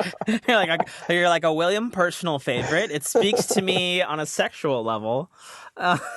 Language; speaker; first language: English; native; English